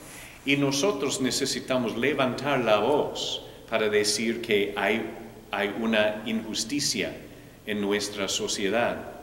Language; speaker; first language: Spanish; non-native, fluent; English